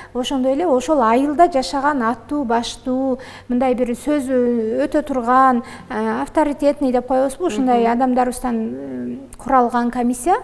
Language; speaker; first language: Kyrgyz; native; Kyrgyz